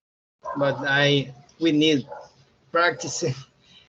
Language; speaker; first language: English; non-native, learner; Spanish